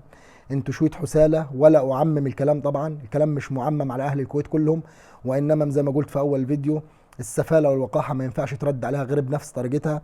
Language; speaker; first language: Arabic; native; Arabic